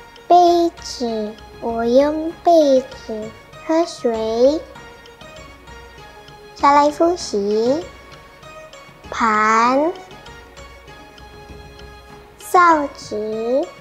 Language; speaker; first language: Chinese; non-native, learner; Indonesian